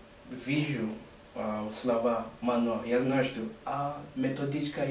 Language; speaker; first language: Russian; non-native, learner; English